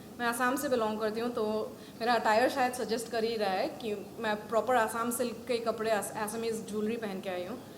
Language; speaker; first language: Hindi; non-native, local second language; Assamese